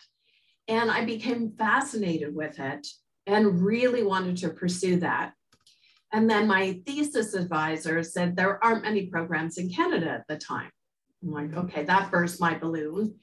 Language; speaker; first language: English; native; English